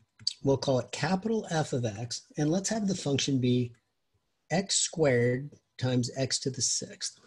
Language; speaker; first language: English; native; English